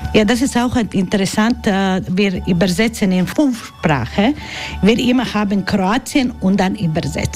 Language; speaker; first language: German; non-native, learner; Croatian